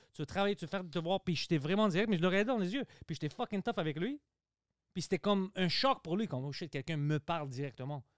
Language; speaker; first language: French; early bilingual, other home language; Greek